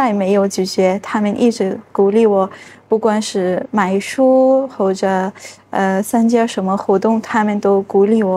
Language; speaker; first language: Chinese; non-native, fluent; Arabic